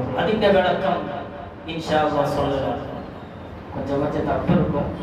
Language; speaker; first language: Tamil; non-native, learner; Malayalam